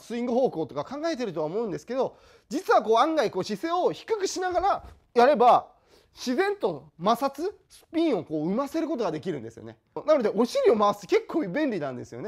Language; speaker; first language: Japanese; native; Japanese